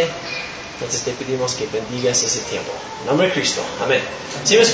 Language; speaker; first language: Spanish; non-native, fluent; English